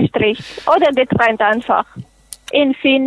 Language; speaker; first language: German; non-native, fluent; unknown